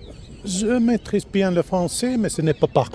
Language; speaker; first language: French; non-native, fluent; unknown